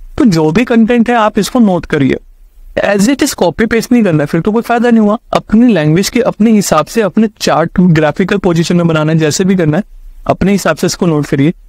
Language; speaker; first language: Hindi; native; Hindi